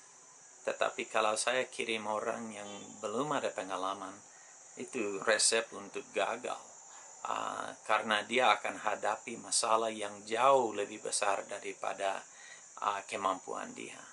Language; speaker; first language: Indonesian; non-native, fluent; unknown